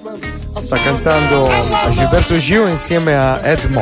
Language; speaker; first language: Italian; native; Italian